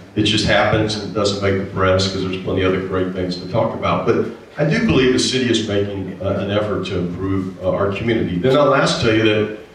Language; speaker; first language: English; native; English